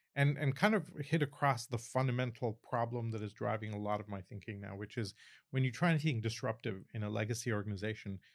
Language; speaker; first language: English; early bilingual, other home language; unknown